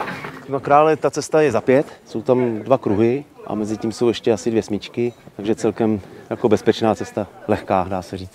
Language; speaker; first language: Czech; native; Czech